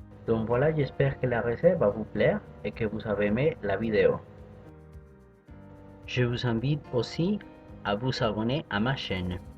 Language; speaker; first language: French; non-native, fluent; Spanish